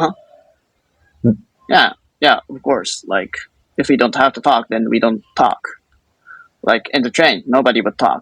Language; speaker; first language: English; non-native, fluent; Japanese